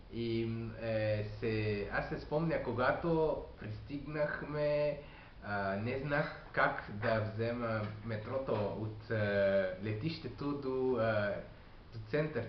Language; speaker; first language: Bulgarian; non-native, learner; French